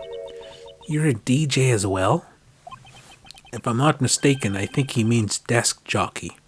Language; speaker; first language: English; native; English